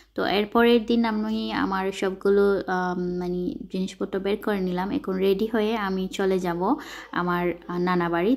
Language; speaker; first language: Bangla; non-native, local second language; Sylheti